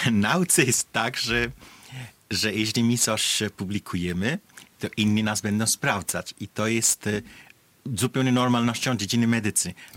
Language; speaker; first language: Polish; non-native, fluent; Bangla